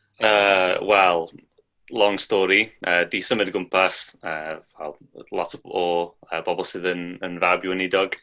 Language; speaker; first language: Welsh; native; Welsh